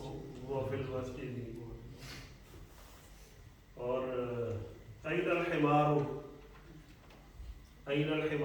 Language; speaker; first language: Arabic; non-native, fluent; Urdu